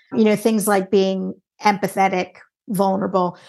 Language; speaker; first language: English; native; English